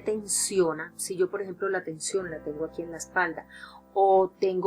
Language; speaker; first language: Spanish; native; Spanish